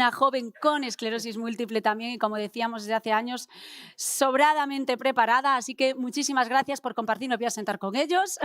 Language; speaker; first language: Spanish; native; Spanish